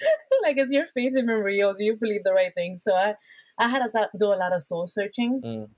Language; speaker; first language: English; early bilingual, other home language; Spanish